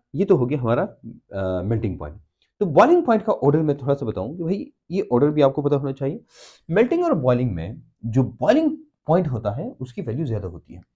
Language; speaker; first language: Urdu; non-native, local second language; Pashto